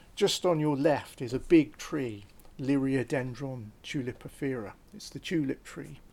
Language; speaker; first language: English; native; English